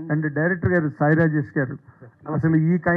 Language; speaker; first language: Telugu; native; Telugu